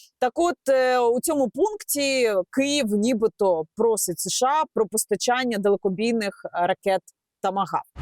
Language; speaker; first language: Ukrainian; native; Ukrainian